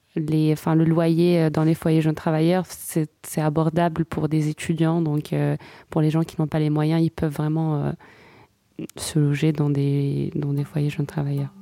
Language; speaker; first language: French; non-native, local second language; Arabic